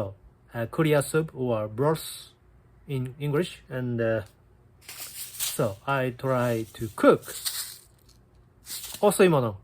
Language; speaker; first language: English; non-native, learner; Japanese